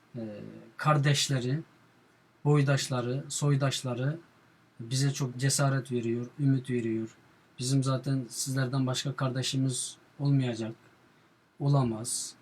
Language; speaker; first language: Turkish; non-native, fluent; Uyghur